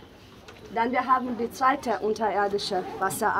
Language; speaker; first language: German; non-native, learner; Bosnian